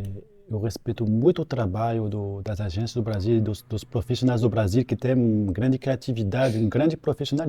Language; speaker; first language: Portuguese; non-native, fluent; French